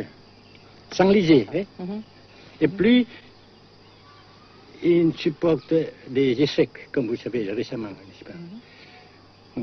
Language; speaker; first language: French; non-native, local second language; Vietnamese